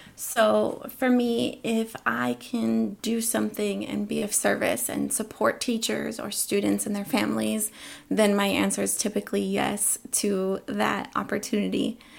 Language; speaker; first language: English; early bilingual, other home language; Spanish